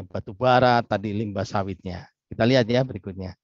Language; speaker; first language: Indonesian; native; Indonesian